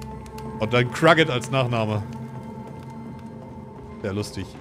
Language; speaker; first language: German; native; German